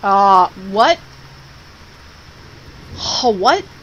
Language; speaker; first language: English; native; English